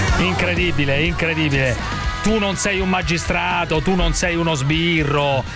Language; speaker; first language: Italian; native; Italian